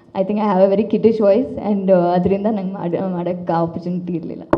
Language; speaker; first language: Kannada; non-native, local second language; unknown